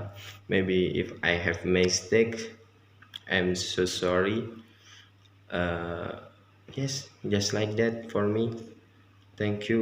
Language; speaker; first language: English; non-native, learner; Indonesian